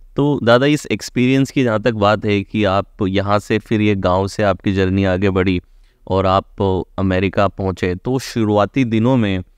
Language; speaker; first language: Hindi; native; Hindi